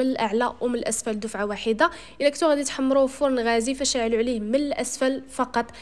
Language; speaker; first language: Arabic; native; Arabic